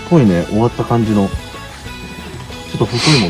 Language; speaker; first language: Japanese; native; Japanese